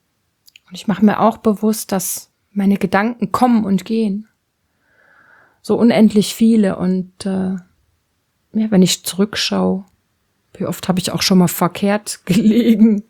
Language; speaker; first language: German; native; German